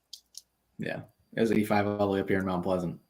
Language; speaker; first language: English; native; English